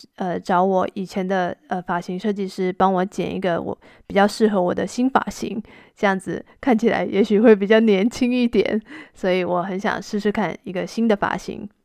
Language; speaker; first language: Chinese; native; Chinese